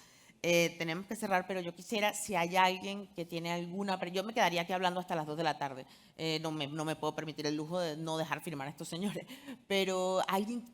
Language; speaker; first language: Spanish; native; Spanish